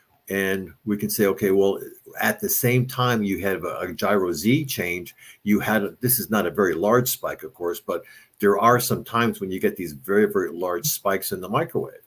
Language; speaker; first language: English; native; English